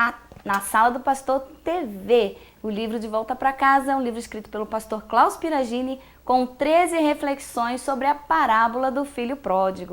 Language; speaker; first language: Portuguese; native; Portuguese